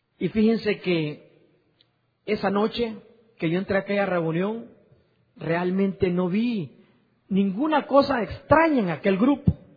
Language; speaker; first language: Spanish; native; Spanish